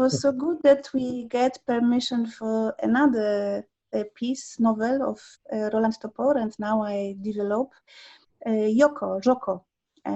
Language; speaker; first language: English; non-native, learner; Polish